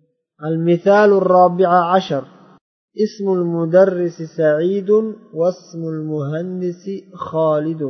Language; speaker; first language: Arabic; non-native, fluent; Uzbek